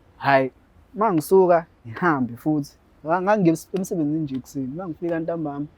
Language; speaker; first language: Zulu; native; Zulu